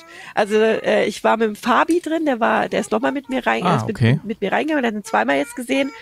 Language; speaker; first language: German; native; German